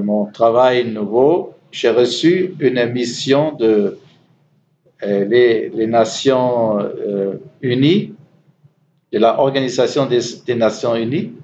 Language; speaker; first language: French; non-native, learner; German